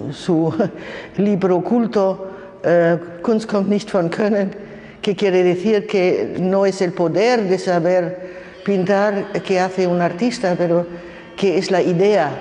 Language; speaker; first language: Spanish; non-native, fluent; German